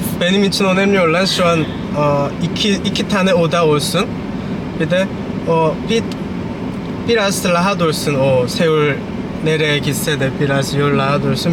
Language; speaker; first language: Turkish; non-native, learner; Korean